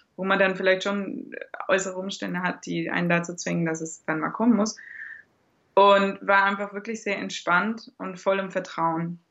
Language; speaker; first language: German; native; German